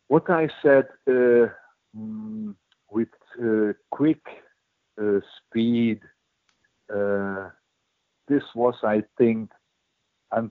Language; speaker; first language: English; non-native, learner; Hungarian